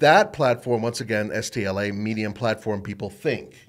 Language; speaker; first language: English; native; English